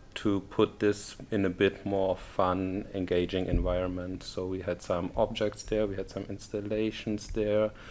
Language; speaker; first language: English; non-native, fluent; German